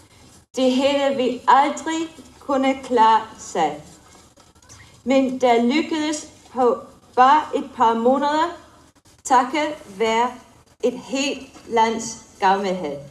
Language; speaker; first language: Danish; non-native, learner; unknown